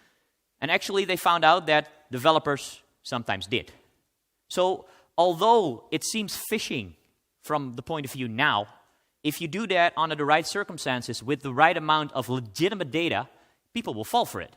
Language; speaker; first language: English; non-native, fluent; Dutch